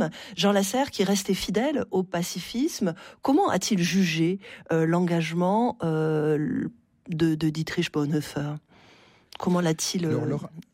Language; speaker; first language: French; native; French